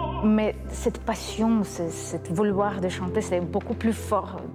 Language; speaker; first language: French; non-native, learner; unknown